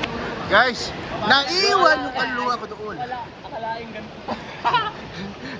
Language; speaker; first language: Filipino; native; Filipino